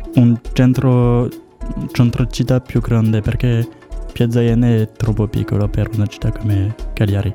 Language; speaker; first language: Italian; non-native, learner; French